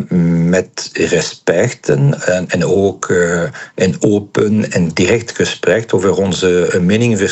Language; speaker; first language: Dutch; non-native, local second language; French